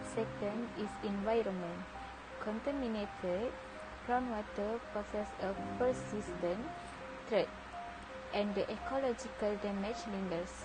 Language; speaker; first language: English; non-native, local second language; Malay